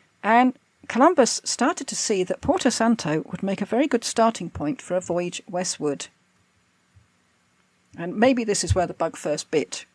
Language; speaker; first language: English; native; English